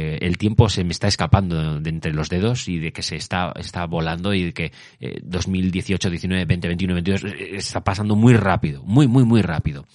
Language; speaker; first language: Spanish; native; Spanish